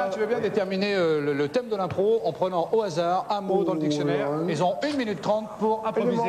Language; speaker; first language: French; native; French